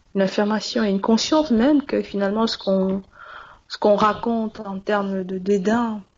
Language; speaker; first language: French; non-native, local second language; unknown